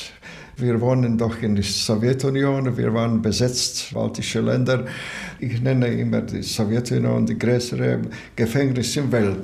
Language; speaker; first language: German; non-native, learner; Latvian